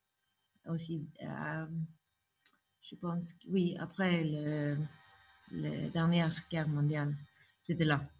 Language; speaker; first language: French; non-native, fluent; Norwegian